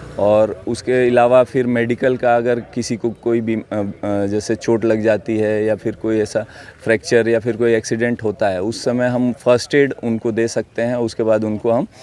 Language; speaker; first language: Hindi; native; Hindi